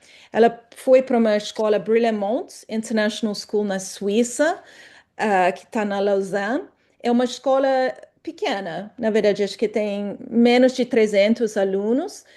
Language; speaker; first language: Portuguese; non-native, fluent; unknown